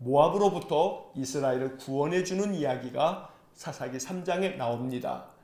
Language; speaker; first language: Korean; native; Korean